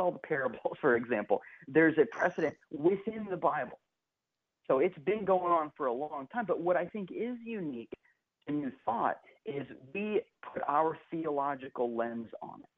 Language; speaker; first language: English; native; English